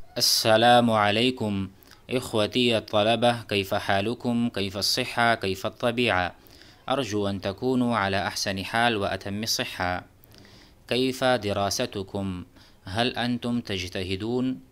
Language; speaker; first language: Arabic; non-native, fluent; Urdu